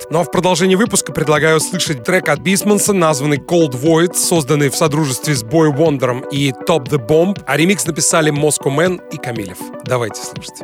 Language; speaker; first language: Russian; native; Russian